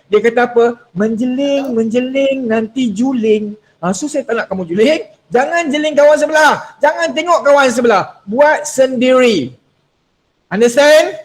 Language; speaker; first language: Malay; native; Malay